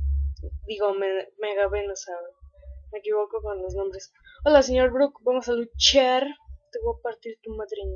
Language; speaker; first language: Spanish; native; Spanish